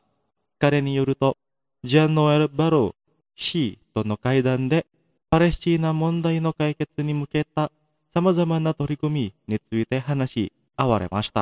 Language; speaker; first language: Japanese; non-native, fluent; Indonesian